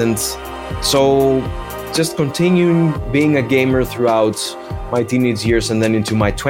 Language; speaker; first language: English; non-native, fluent; Greek